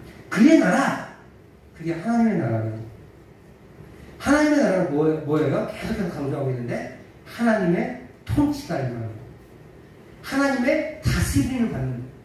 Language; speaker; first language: Korean; native; Korean